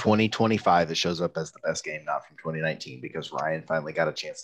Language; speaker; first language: English; native; English